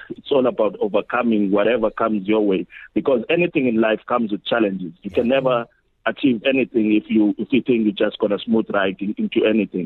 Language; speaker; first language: English; non-native, local second language; Xhosa